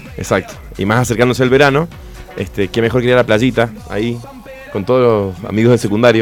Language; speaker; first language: Spanish; native; Spanish